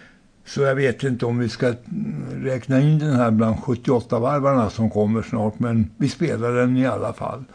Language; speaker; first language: Swedish; native; Swedish